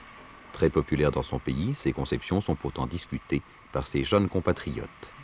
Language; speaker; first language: French; native; French